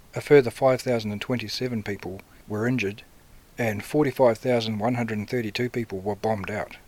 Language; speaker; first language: English; native; English